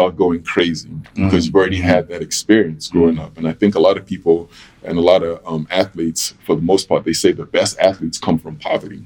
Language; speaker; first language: English; native; English